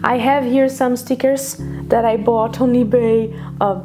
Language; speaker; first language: English; non-native, fluent; Portuguese